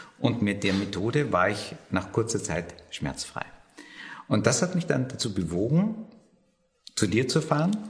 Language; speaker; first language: German; native; German